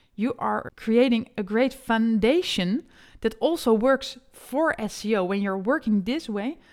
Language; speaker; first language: English; non-native, fluent; Dutch